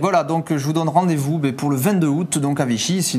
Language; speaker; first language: French; native; French